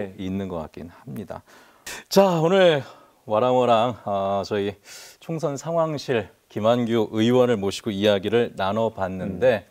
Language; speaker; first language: Korean; native; Korean